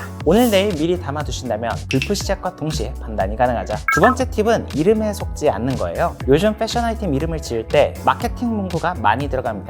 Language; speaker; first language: Korean; native; Korean